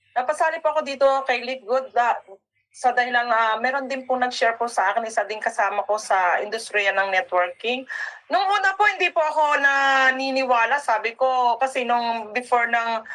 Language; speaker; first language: Filipino; native; Filipino